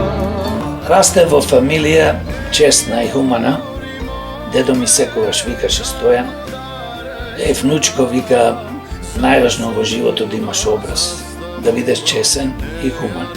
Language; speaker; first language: Macedonian; native; Macedonian